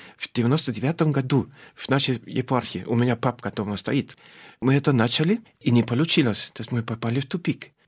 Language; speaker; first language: Russian; non-native, fluent; German